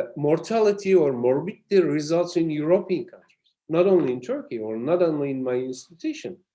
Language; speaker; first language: English; non-native, fluent; Turkish